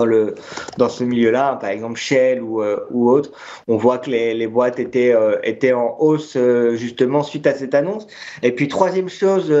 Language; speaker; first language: French; native; French